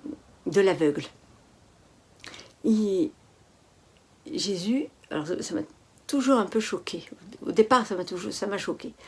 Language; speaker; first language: French; native; French